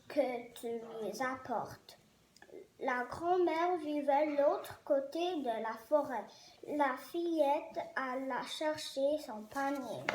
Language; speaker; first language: French; non-native, learner; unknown